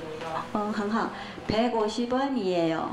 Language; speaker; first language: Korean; non-native, fluent; Chinese